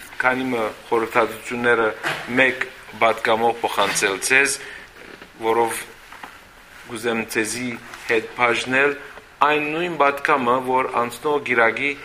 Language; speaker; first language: Armenian; early bilingual, heritage; Armenian